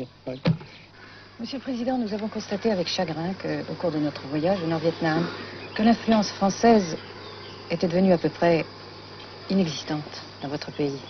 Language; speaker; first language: French; native; French